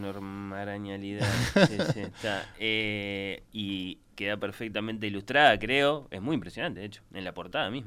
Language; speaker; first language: Spanish; native; Spanish